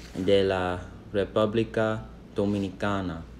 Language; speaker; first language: Spanish; non-native, learner; English